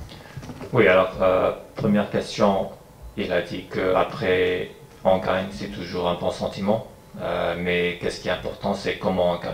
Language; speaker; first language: French; non-native, fluent; English